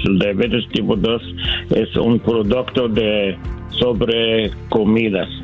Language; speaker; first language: Spanish; non-native, learner; English